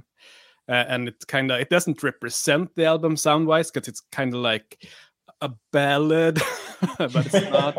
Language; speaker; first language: English; non-native, fluent; Swedish